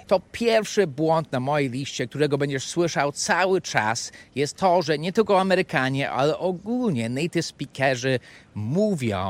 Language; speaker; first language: Polish; non-native, fluent; English